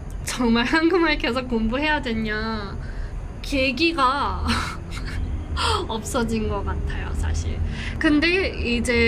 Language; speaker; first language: Korean; non-native, fluent; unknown